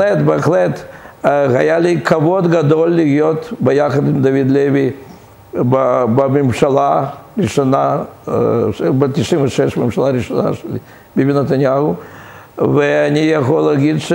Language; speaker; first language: Hebrew; non-native, fluent; Russian